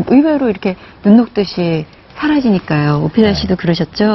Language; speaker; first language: Korean; native; Korean